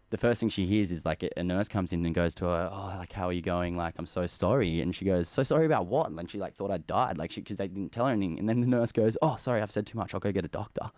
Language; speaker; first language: English; native; English